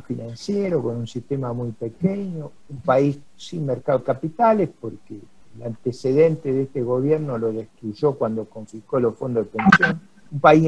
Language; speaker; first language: Spanish; native; Spanish